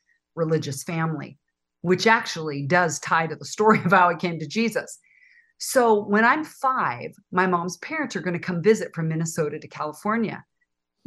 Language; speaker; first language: English; native; English